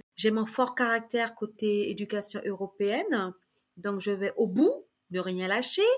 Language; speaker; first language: French; early bilingual, other home language; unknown